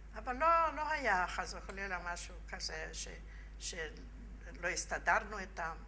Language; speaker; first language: Hebrew; non-native, fluent; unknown